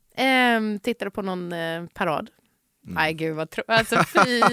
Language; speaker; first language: Swedish; native; Swedish